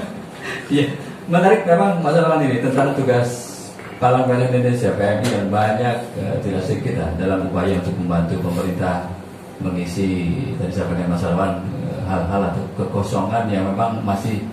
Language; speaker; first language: Indonesian; native; Indonesian